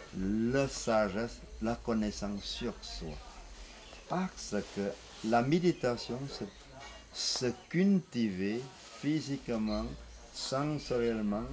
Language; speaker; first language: French; non-native, fluent; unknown